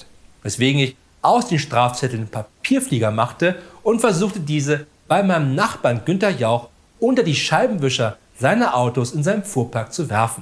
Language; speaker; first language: German; native; German